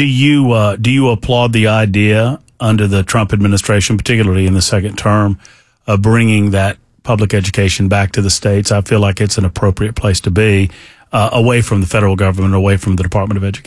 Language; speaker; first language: English; native; English